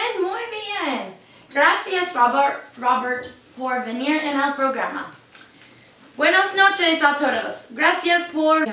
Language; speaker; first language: Spanish; non-native, learner; English